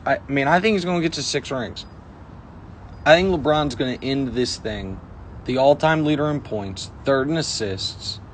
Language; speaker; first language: English; native; English